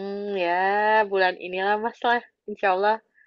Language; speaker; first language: Indonesian; native; Indonesian